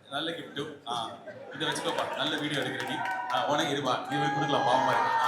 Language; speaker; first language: Tamil; native; Tamil